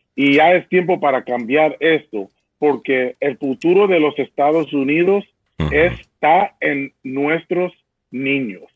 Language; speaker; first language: Spanish; early bilingual, heritage; Spanish